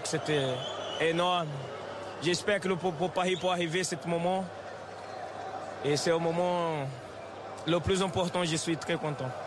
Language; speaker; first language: French; non-native, fluent; Portuguese